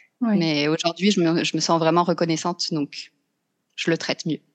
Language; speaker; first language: French; native; French